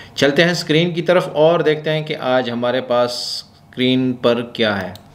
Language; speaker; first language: Urdu; non-native, local second language; Pashto